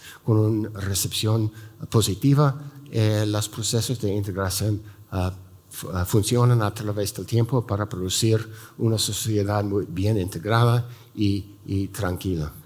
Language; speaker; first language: Spanish; non-native, fluent; English